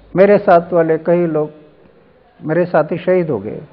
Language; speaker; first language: Hindi; non-native, local second language; Marathi